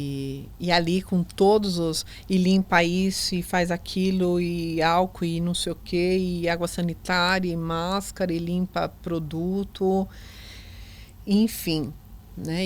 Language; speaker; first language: Portuguese; native; Portuguese